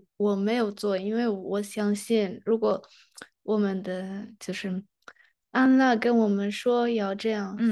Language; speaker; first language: Chinese; non-native, fluent; Arabic